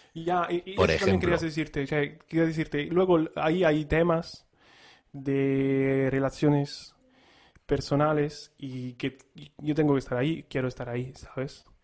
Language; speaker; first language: Spanish; non-native, fluent; Italian